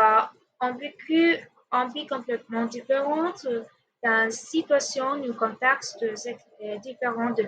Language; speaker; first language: French; non-native, learner; Spanish